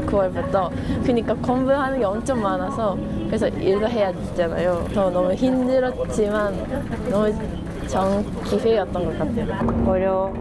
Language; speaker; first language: Korean; non-native, learner; Japanese